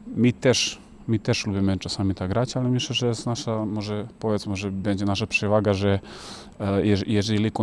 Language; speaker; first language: Polish; non-native, fluent; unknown